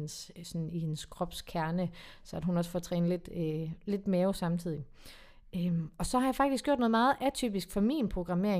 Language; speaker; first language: Danish; native; Danish